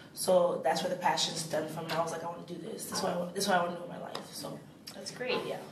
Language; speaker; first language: English; native; English